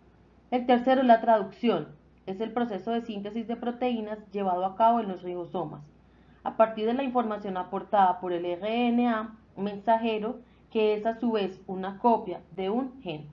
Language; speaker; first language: Spanish; native; Spanish